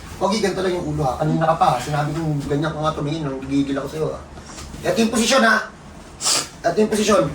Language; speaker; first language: Filipino; native; Filipino